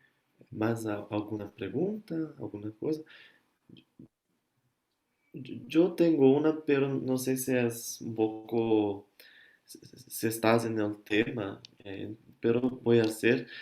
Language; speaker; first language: Spanish; non-native, learner; Portuguese